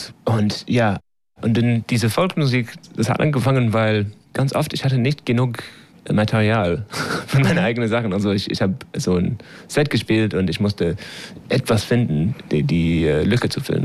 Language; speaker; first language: German; non-native, fluent; English